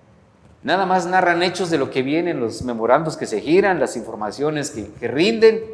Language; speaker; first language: Spanish; native; Spanish